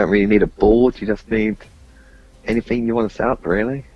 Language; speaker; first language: English; native; English